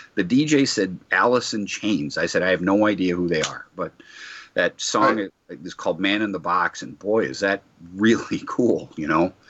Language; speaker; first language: English; native; English